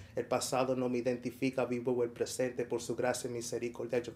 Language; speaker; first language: Spanish; early bilingual, heritage; Spanish